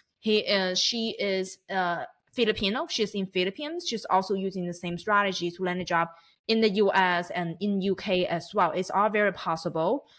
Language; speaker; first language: English; non-native, fluent; Chinese